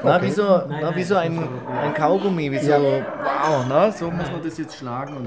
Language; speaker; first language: German; native; German